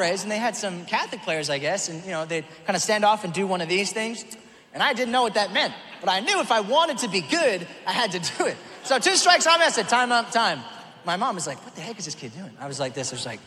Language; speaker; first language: English; native; English